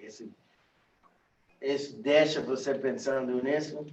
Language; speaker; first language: Portuguese; non-native, fluent; English